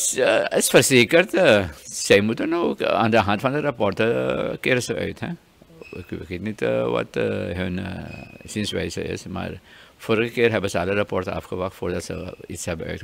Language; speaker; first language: Dutch; native; Dutch